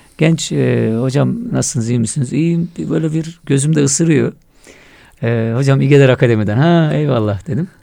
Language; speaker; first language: Turkish; native; Turkish